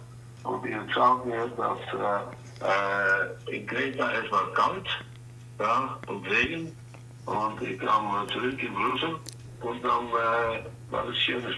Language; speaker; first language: German; non-native, learner; Dutch